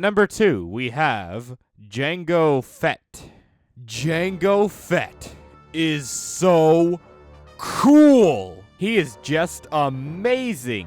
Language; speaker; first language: English; native; English